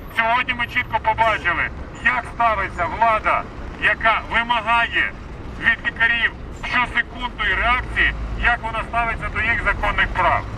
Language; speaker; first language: Ukrainian; native; Ukrainian